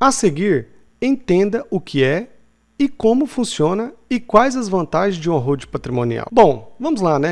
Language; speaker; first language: Portuguese; native; Portuguese